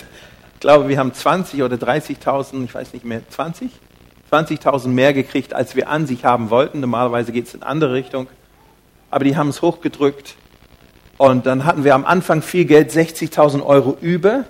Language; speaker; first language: German; non-native, fluent; English